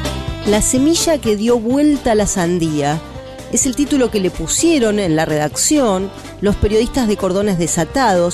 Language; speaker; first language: Spanish; native; Spanish